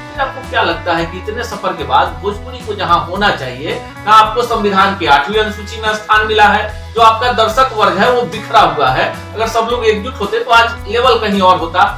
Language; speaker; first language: Hindi; native; Hindi